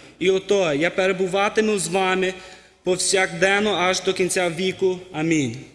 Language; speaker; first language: Ukrainian; early bilingual, heritage; Ukrainian